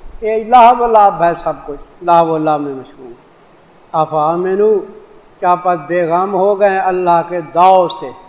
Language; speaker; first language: Urdu; non-native, local second language; Saraiki